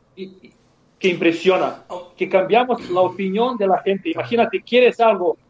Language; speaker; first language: Spanish; non-native, fluent; Serbian